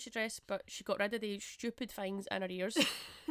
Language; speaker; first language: English; native; English